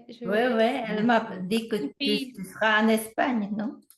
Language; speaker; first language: French; non-native, fluent; Czech